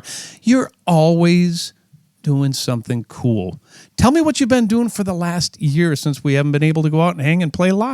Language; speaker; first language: English; native; English